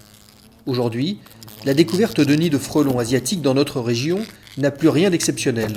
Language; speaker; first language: French; native; French